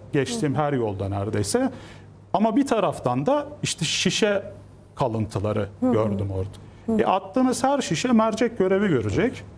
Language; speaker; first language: Turkish; native; Turkish